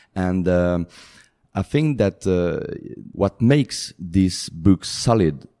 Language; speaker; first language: English; non-native, fluent; French